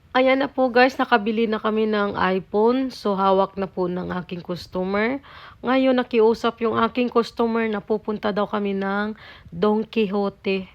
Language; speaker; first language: Filipino; native; Filipino